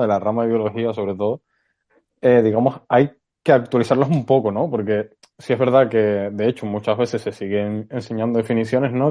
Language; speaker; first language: Spanish; native; Spanish